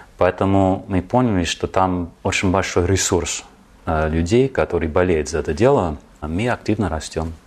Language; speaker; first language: Russian; non-native, fluent; English